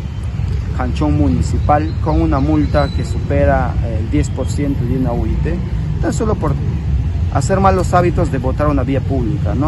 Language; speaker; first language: Spanish; native; Spanish